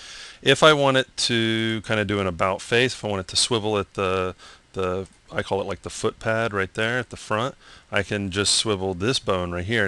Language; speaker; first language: English; native; English